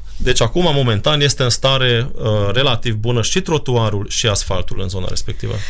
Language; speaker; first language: Romanian; non-native, local second language; Hungarian